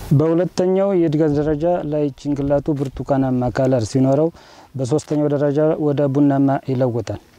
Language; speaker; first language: Amharic; native; Amharic